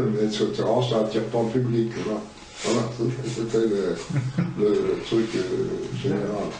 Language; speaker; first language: French; native; French